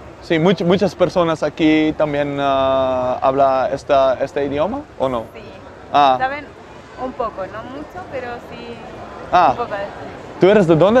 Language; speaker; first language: Spanish; non-native, learner; Dutch